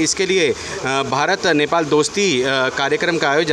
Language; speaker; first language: Hindi; native; Hindi